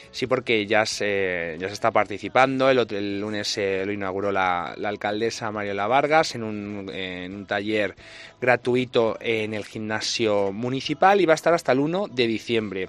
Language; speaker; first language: Spanish; native; Spanish